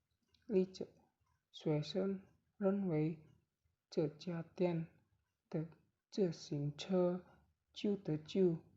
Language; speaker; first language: Chinese; non-native, learner; Indonesian